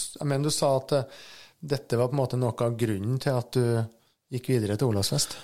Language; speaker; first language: Norwegian; native; Norwegian